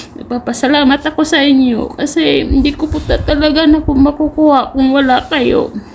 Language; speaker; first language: Filipino; non-native, local second language; Cebuano